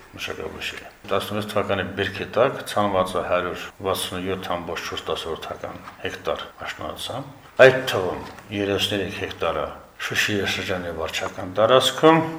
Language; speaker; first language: Armenian; native; Armenian